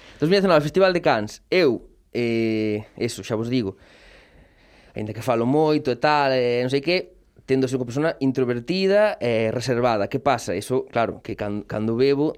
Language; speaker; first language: Galician; non-native, local second language; Spanish